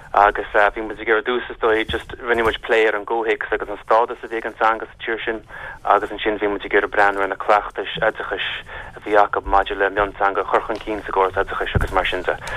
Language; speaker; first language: Irish; native; Irish